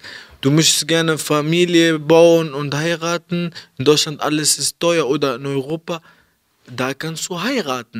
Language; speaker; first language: German; early bilingual, other home language; Arabic